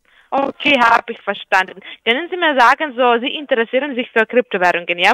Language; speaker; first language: German; non-native, fluent; Ukrainian